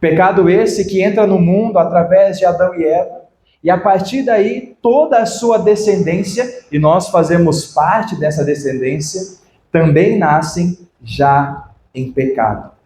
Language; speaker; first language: Portuguese; native; Portuguese